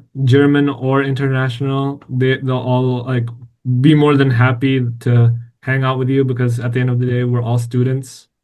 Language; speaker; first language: English; non-native, fluent; Indonesian